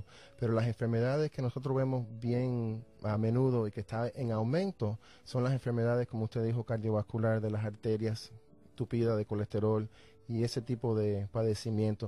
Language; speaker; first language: Spanish; native; Spanish